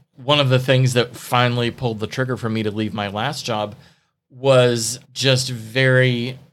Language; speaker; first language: English; native; English